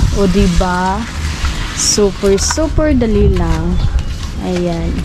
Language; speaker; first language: Filipino; non-native, local second language; Masbatenyo